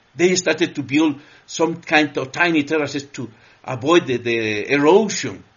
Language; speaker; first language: English; non-native, learner; Spanish